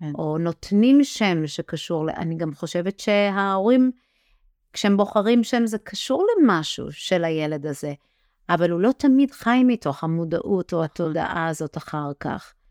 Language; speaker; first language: Hebrew; early bilingual, other home language; English